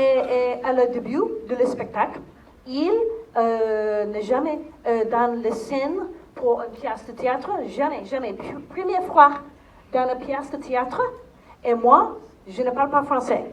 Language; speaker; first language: French; non-native, learner; English